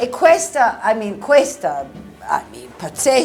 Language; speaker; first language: Italian; non-native, learner; English